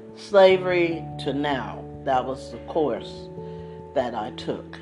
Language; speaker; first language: English; native; English